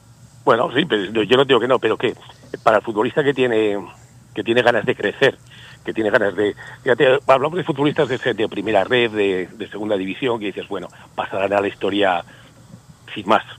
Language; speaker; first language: Spanish; native; Spanish